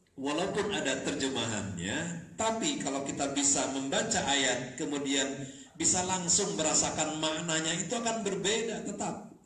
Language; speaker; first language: Indonesian; non-native, local second language; Sundanese